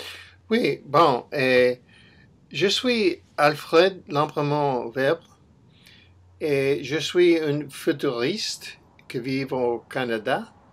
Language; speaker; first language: French; non-native, learner; English